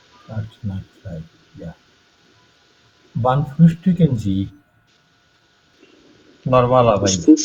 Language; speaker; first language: German; non-native, fluent; Bangla